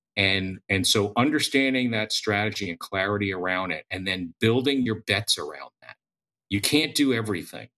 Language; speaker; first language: English; native; English